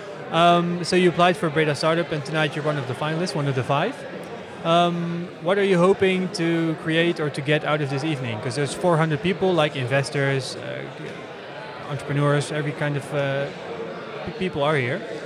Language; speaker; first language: English; non-native, fluent; Dutch